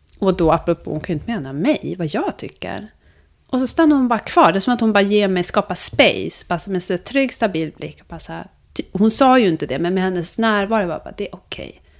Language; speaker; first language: Swedish; native; Swedish